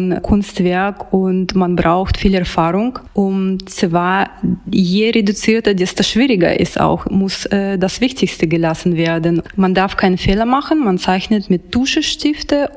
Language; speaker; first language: German; non-native, fluent; Russian